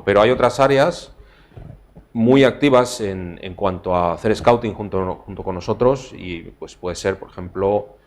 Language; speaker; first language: Spanish; native; Spanish